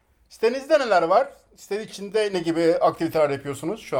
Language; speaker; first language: Turkish; native; Turkish